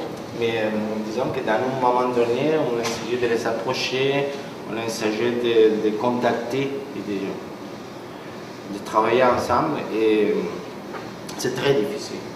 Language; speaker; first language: French; non-native, fluent; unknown